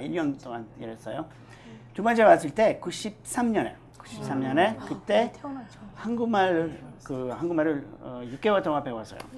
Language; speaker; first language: Korean; non-native, learner; French